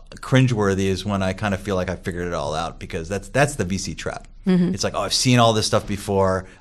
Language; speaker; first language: English; native; English